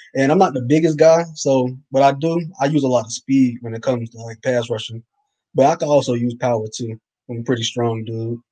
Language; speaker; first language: English; native; English